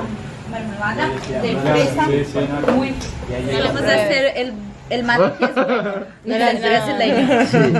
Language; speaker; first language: Spanish; non-native, learner; Portuguese